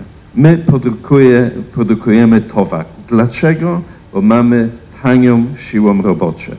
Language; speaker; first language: Polish; non-native, fluent; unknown